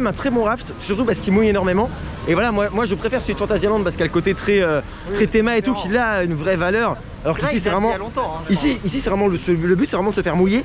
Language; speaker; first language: French; native; French